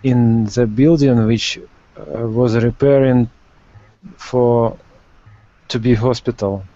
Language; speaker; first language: English; non-native, learner; Russian